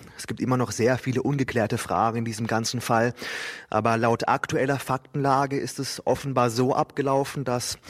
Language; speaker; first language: German; native; German